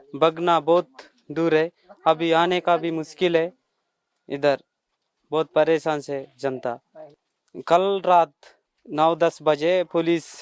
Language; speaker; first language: Hindi; non-native, local second language; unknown